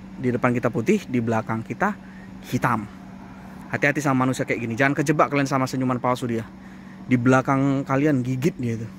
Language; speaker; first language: Indonesian; native; Indonesian